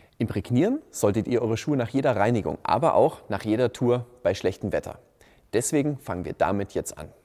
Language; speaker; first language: German; native; German